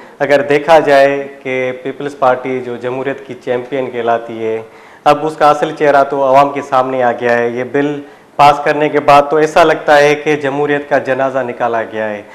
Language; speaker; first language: Urdu; non-native, local second language; Sindhi